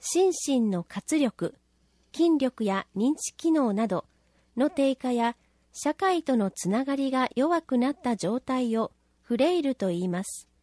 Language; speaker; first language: Japanese; native; Japanese